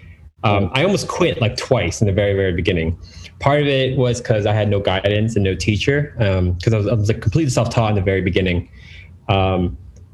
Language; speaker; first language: English; native; English